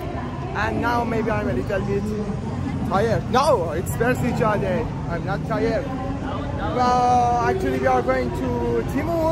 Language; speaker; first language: English; non-native, fluent; Persian